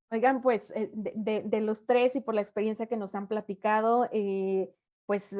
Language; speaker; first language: Spanish; native; Spanish